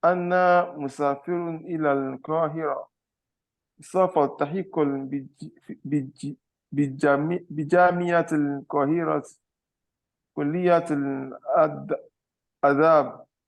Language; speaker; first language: Arabic; non-native, learner; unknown